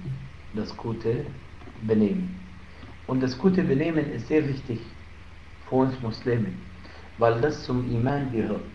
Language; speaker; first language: German; non-native, fluent; Arabic